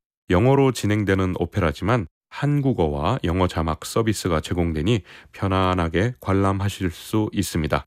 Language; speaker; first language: Korean; native; Korean